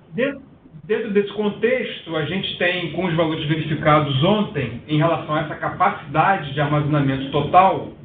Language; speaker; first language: Portuguese; native; Portuguese